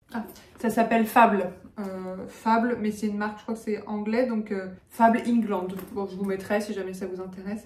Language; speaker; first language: French; native; French